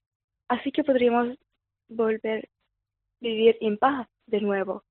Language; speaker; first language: Spanish; non-native, fluent; Arabic